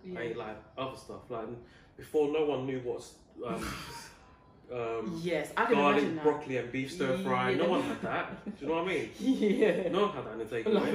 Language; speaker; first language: English; native; English